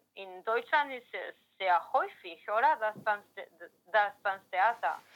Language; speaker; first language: German; non-native, learner; Spanish